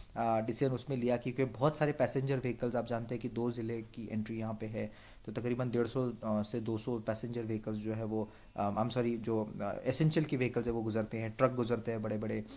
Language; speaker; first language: Hindi; non-native, local second language; Marathi